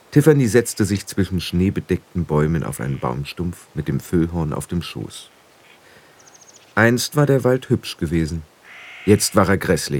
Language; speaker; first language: German; native; German